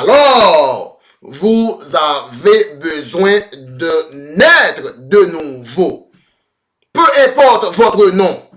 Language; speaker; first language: French; non-native, local second language; Haitian Creole